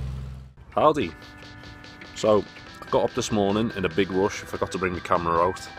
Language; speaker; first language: English; native; English